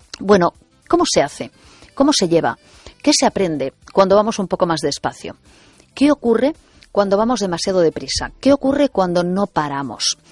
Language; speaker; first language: Spanish; native; Spanish